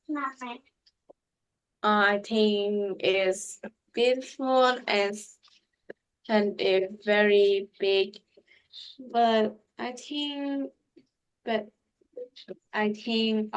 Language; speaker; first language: English; non-native, learner; Vietnamese